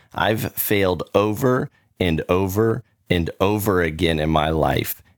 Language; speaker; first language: English; native; English